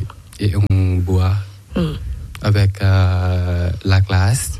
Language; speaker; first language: French; non-native, learner; Thai